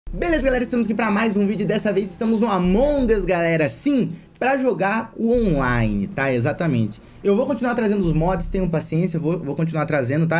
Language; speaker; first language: Portuguese; native; Portuguese